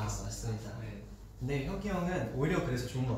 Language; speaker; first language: Korean; native; Korean